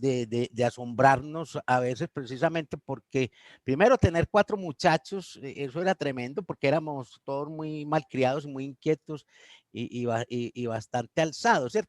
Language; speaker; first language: Spanish; native; Spanish